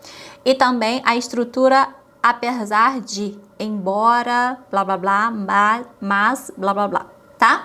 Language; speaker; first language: Portuguese; non-native, fluent; Chinese